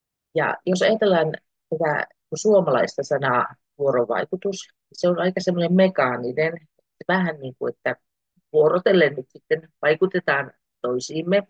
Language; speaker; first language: Finnish; native; Finnish